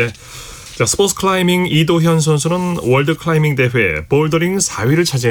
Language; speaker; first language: Korean; native; Korean